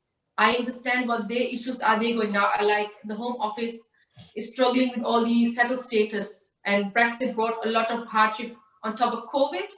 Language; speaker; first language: English; early bilingual, other home language; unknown